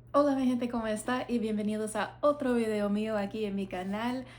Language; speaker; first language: Spanish; non-native, learner; English